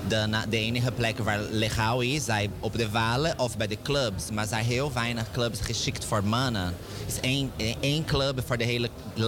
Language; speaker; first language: Dutch; non-native, learner; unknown